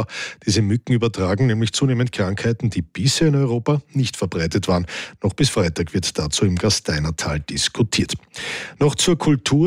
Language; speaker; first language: German; native; German